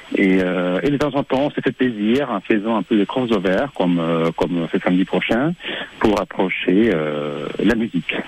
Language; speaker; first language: French; non-native, fluent; Spanish